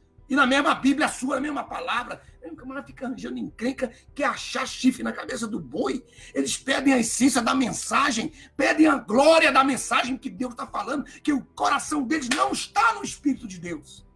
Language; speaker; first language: Portuguese; native; Portuguese